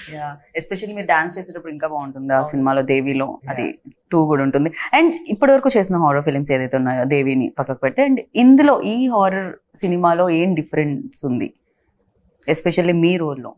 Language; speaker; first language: Telugu; native; Telugu